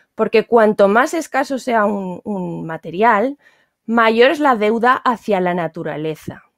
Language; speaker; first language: Spanish; native; Spanish